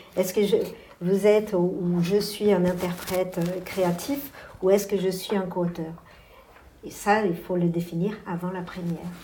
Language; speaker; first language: French; non-native, fluent; Portuguese